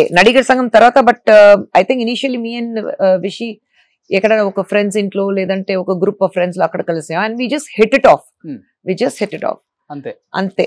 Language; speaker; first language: Telugu; non-native, fluent; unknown